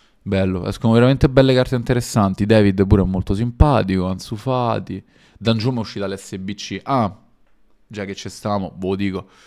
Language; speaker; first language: Italian; native; Italian